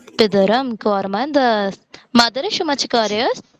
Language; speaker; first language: Persian; non-native, learner; Urdu